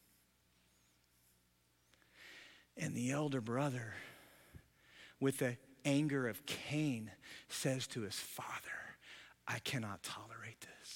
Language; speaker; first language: English; native; English